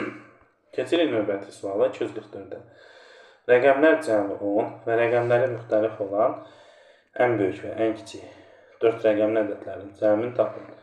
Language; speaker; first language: Azerbaijani; native; Azerbaijani